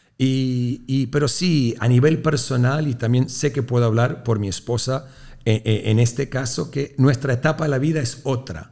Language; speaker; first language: Spanish; early bilingual, heritage; Spanish